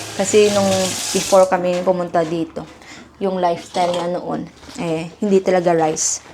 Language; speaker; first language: Filipino; non-native, local second language; Hiligaynon